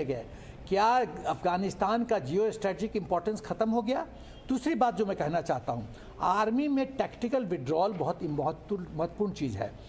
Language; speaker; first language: Hindi; native; Hindi